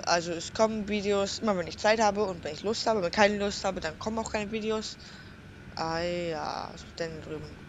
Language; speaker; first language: German; native; German